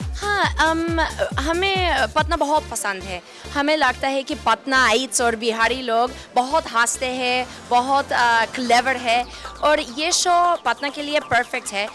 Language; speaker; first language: Hindi; non-native, fluent; English